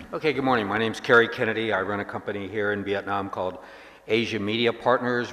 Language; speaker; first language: English; native; English